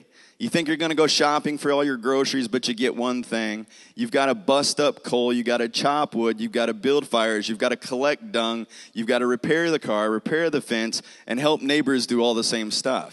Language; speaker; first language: English; native; English